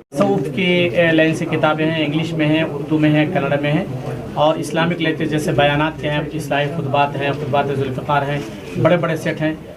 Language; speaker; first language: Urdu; native; Urdu